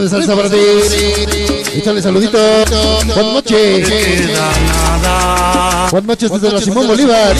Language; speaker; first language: Spanish; native; Spanish